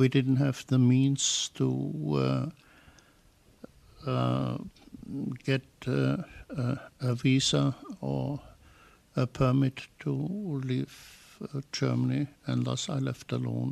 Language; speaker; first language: English; non-native, fluent; German